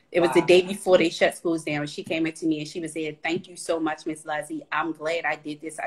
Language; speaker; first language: English; native; English